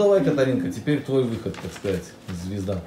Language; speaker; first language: Russian; native; Russian